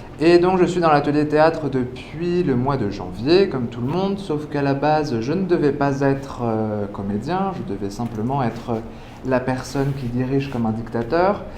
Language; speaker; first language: French; native; French